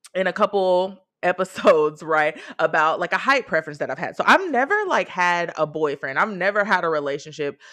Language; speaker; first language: English; native; English